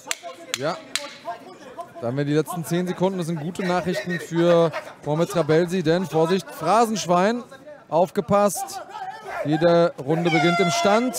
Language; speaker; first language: German; native; German